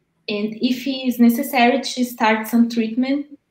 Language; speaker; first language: English; non-native, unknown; Portuguese